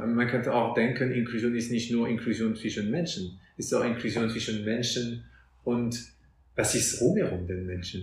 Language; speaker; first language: German; non-native, fluent; French